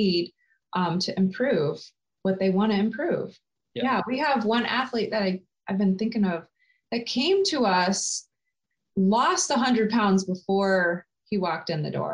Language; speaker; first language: English; native; English